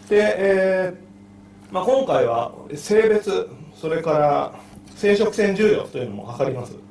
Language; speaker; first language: Japanese; native; Japanese